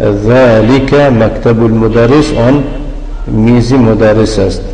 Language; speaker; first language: Arabic; non-native, fluent; Persian